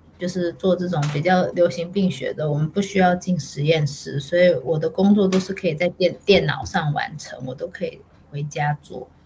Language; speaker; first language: Chinese; native; Chinese